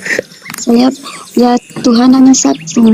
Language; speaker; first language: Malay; non-native, local second language; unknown